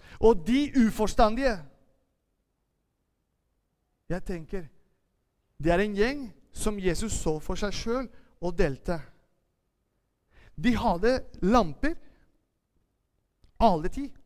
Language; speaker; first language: Norwegian; non-native, fluent; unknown